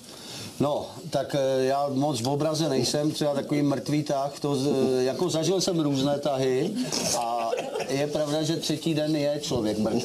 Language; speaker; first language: Czech; native; Czech